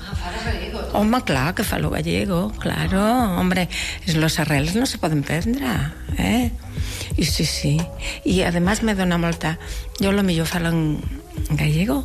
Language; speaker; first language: Catalan; non-native, local second language; Galician